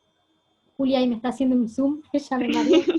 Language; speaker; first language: Spanish; native; Spanish